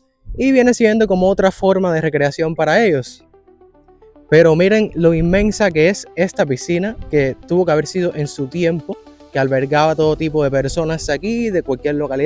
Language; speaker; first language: Spanish; native; Spanish